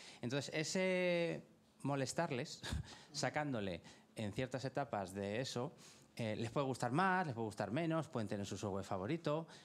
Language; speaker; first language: Spanish; native; Spanish